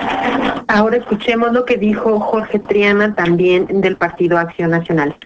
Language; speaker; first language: Spanish; native; Spanish